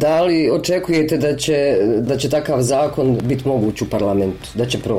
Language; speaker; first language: Serbian; native; Serbian